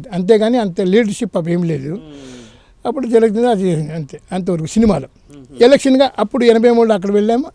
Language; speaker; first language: Telugu; native; Telugu